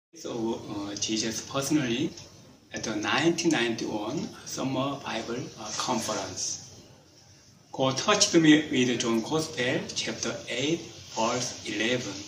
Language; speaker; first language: English; non-native, fluent; Korean